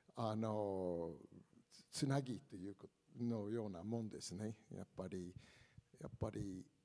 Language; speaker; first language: Japanese; non-native, fluent; English